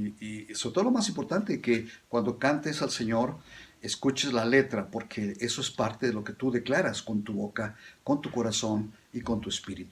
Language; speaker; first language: Spanish; native; Spanish